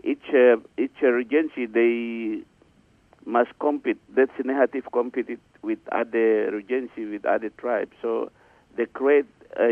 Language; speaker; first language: English; non-native, learner; Indonesian